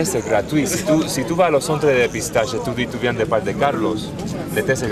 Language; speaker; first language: French; non-native, fluent; Spanish